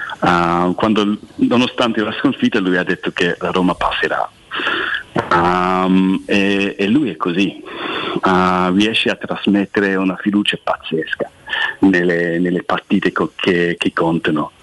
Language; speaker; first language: Italian; non-native, fluent; English